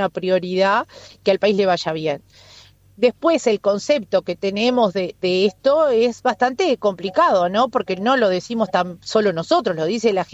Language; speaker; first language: Spanish; native; Spanish